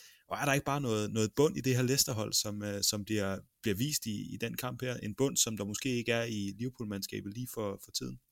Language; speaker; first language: Danish; native; Danish